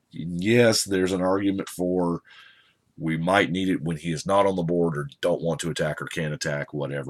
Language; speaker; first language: English; native; English